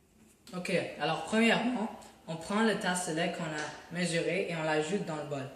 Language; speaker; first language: French; non-native, learner; English